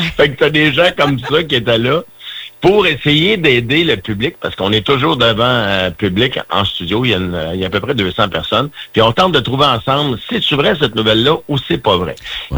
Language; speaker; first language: French; native; French